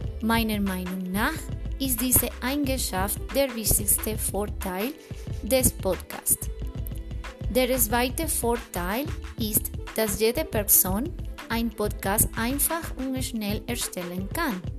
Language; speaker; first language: German; non-native, fluent; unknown